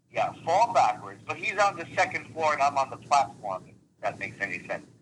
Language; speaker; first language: English; early bilingual, other home language; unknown